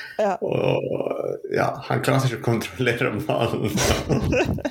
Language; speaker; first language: Norwegian; non-native, fluent; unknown